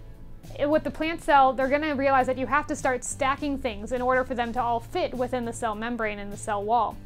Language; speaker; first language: English; native; English